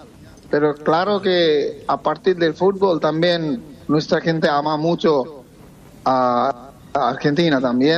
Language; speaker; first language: Spanish; non-native, fluent; Bangla